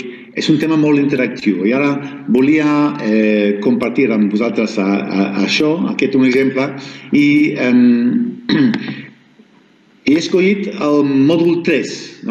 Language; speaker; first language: Catalan; non-native, fluent; Spanish